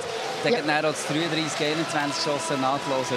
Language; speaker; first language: German; native; German